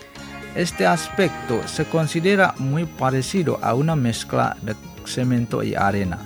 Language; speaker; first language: Spanish; non-native, fluent; Indonesian